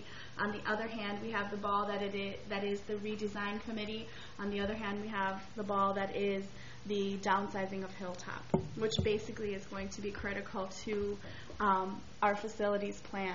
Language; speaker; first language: English; native; English